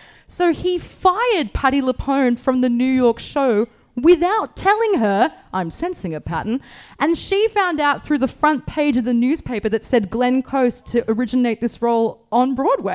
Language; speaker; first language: English; native; English